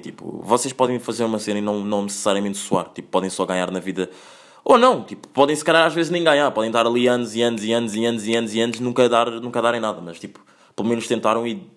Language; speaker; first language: Portuguese; native; Portuguese